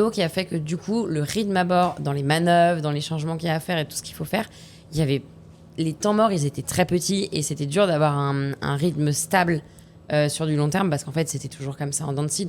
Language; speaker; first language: French; native; French